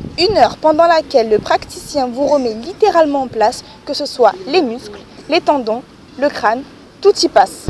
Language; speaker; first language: French; native; French